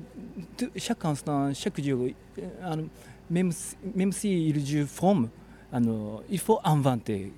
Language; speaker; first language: French; non-native, learner; Japanese